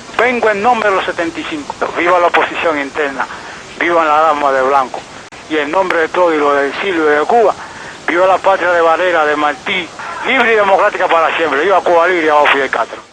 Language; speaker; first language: Spanish; native; Spanish